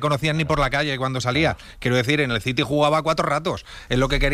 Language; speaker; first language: Spanish; native; Spanish